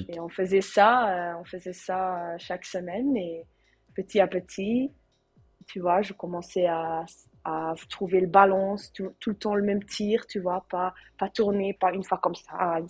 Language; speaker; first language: French; non-native, learner; Dutch